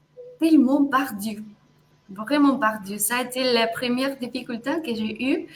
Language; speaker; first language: French; non-native, fluent; Spanish